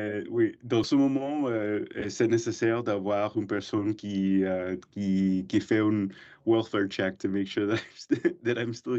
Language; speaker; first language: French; non-native, learner; English